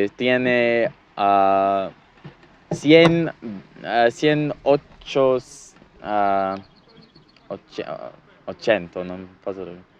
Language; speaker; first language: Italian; non-native, learner; English